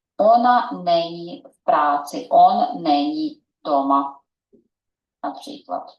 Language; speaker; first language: Czech; non-native, fluent; Ukrainian